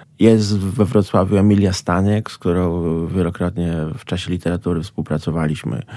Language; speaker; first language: Polish; native; Polish